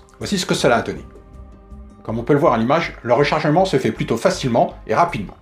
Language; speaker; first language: French; native; French